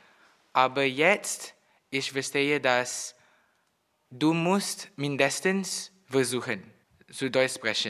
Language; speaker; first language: German; non-native, learner; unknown